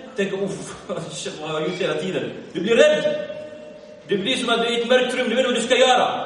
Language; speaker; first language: Swedish; early bilingual, other home language; Arabic